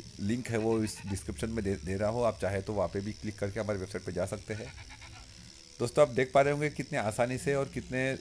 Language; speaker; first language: Hindi; non-native, local second language; Marathi